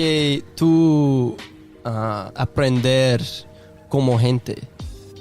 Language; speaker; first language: Spanish; non-native, learner; English